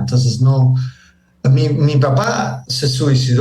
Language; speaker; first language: Spanish; early bilingual, heritage; Spanish